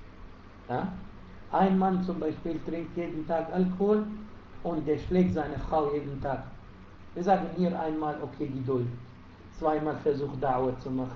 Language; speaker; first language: German; non-native, fluent; Arabic